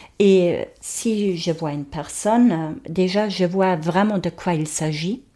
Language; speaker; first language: French; non-native, fluent; German